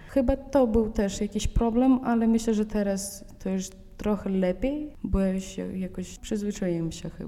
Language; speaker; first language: Polish; non-native, fluent; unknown